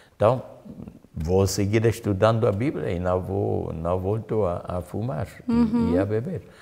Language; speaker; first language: Portuguese; non-native, learner; German